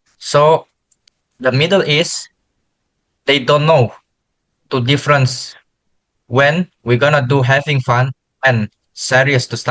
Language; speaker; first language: English; non-native, learner; Indonesian